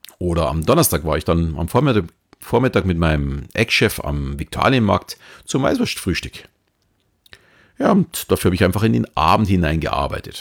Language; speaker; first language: German; native; German